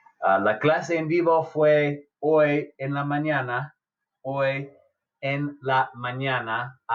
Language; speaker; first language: Spanish; non-native, fluent; English